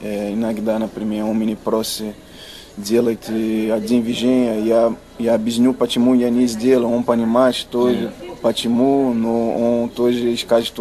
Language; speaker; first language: Russian; non-native, learner; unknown